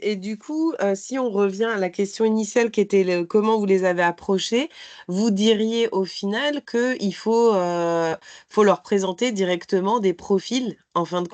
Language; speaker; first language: French; native; French